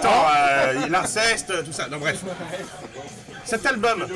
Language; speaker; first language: French; native; French